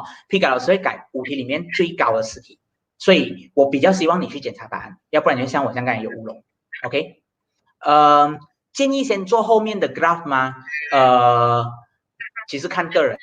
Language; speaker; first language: Chinese; native; Chinese